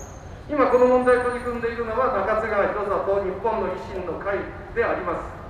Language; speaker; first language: Japanese; native; Japanese